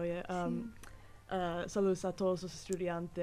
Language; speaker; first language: Spanish; non-native, learner; English